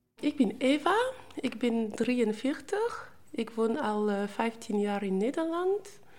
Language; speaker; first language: Dutch; non-native, fluent; French